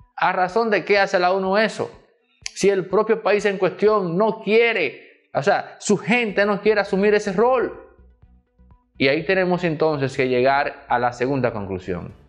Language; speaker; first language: Spanish; native; Spanish